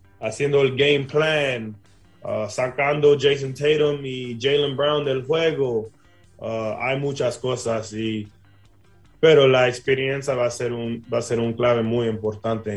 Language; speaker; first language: Spanish; early bilingual, heritage; English